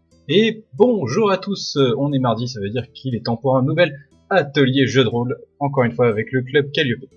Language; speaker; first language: French; native; French